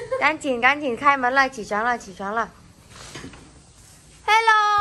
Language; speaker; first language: Chinese; non-native, fluent; Vietnamese